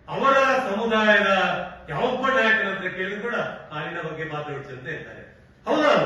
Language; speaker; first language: Kannada; non-native, local second language; Tulu